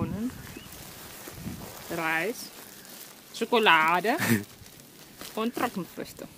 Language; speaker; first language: German; non-native, fluent; Russian